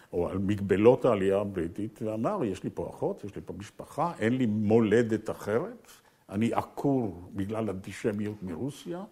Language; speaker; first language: Hebrew; early bilingual, other home language; Ukrainian